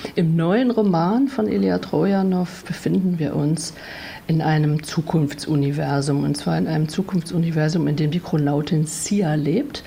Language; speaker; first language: German; native; German